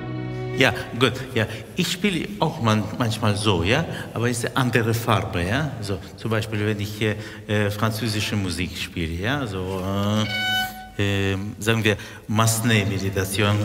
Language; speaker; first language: German; non-native, fluent; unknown